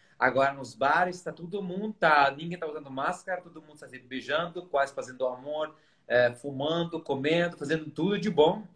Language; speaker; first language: Portuguese; non-native, fluent; Arabic